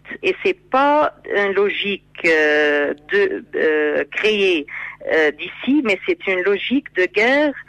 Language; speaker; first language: French; non-native, fluent; Arabic